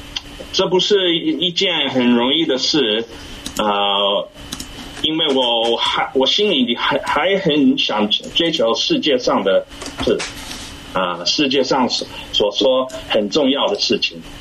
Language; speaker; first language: Chinese; early bilingual, heritage; English